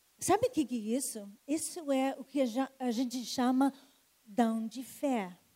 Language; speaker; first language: Portuguese; non-native, fluent; English